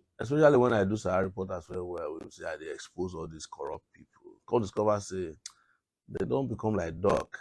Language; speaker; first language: Nigerian Pidgin; non-native, local second language; Yoruba